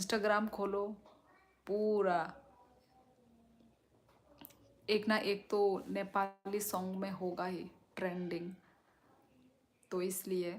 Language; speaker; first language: Hindi; non-native, local second language; Kok Borok